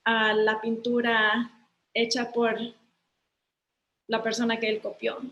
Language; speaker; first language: Spanish; early bilingual, heritage; Spanish